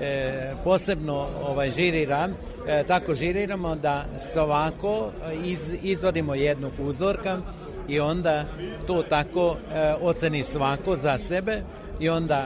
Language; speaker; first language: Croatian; non-native, local second language; Hungarian